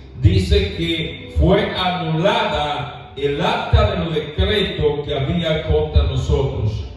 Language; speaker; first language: Spanish; native; Spanish